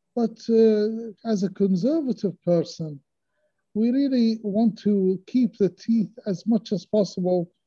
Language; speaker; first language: English; non-native, fluent; Arabic